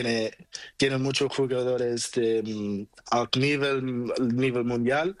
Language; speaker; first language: Spanish; non-native, fluent; Portuguese